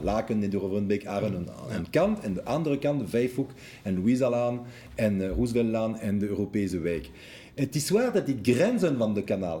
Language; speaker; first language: Dutch; non-native, local second language; French